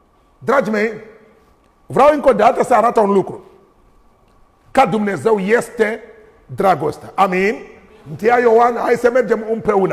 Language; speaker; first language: Romanian; non-native, learner; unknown